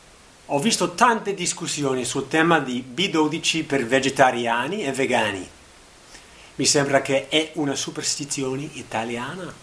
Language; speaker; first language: Italian; non-native, learner; English